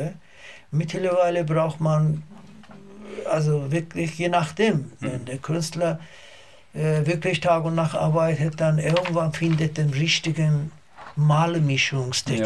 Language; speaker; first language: German; non-native, learner; Azerbaijani